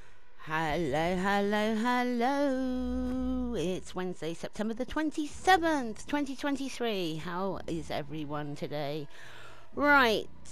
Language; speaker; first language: English; native; English